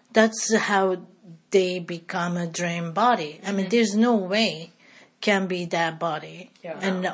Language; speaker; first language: English; non-native, fluent; Japanese